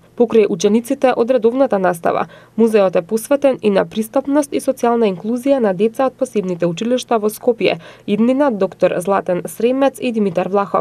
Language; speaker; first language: Macedonian; native; Macedonian